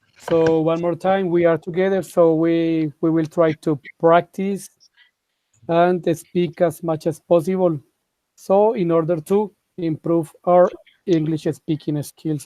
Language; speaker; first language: English; non-native, fluent; Spanish